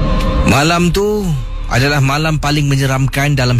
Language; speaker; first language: Malay; native; Malay